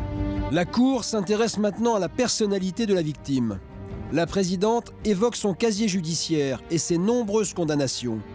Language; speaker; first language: French; native; French